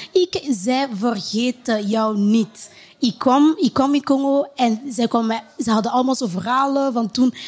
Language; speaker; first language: Dutch; early bilingual, other home language; Lingala